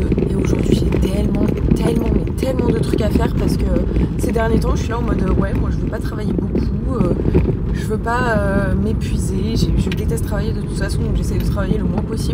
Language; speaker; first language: French; native; French